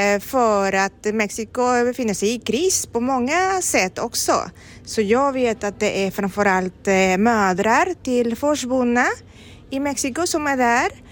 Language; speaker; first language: Swedish; non-native, fluent; Spanish